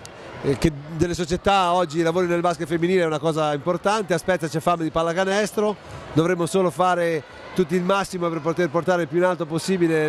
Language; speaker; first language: Italian; native; Italian